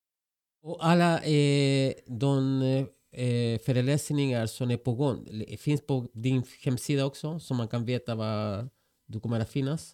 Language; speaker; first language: Swedish; non-native, fluent; Spanish